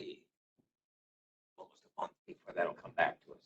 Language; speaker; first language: English; native; English